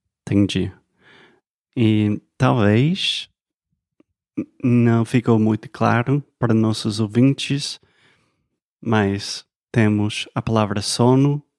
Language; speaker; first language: Portuguese; non-native, fluent; English